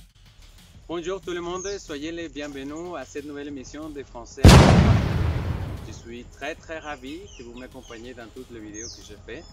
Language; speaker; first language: French; non-native, fluent; Spanish